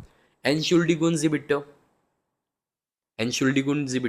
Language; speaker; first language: German; non-native, learner; Hindi